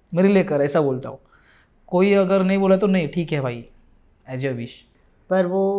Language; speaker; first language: Hindi; non-native, local second language; Marathi